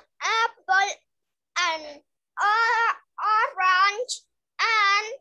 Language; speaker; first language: English; non-native, learner; Spanish